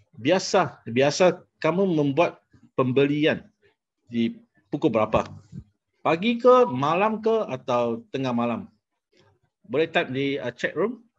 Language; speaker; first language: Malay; non-native, local second language; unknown